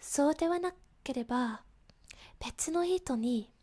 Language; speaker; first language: Japanese; non-native, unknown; English